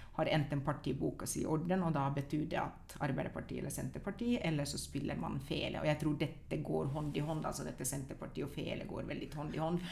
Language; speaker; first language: Norwegian; non-native, fluent; Finnish